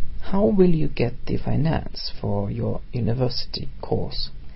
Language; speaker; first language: English; non-native, fluent; Russian